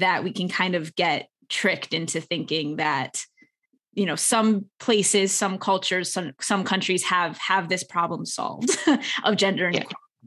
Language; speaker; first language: English; native; English